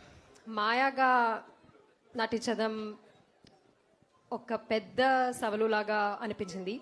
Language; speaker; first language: Telugu; non-native, learner; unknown